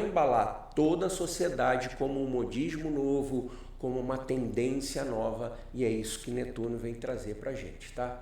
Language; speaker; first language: Portuguese; native; Portuguese